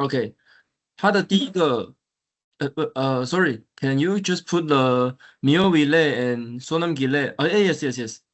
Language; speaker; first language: English; non-native, learner; Chinese